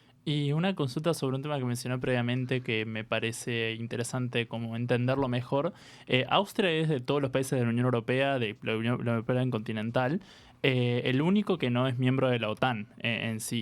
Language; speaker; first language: Spanish; native; Spanish